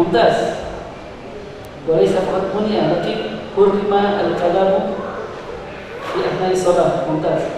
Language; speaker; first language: Arabic; non-native, fluent; Indonesian